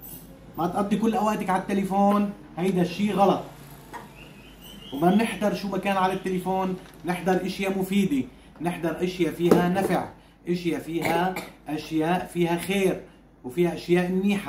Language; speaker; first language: Arabic; native; Arabic